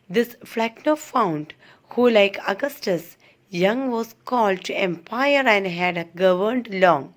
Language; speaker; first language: English; non-native, local second language; Malayalam